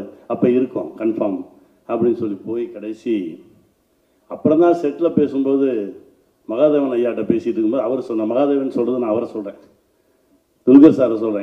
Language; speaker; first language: Tamil; native; Tamil